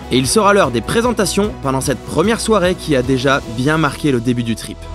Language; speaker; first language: French; native; French